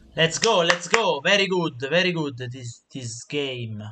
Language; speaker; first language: English; non-native, learner; Italian